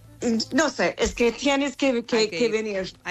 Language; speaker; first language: Spanish; non-native, fluent; English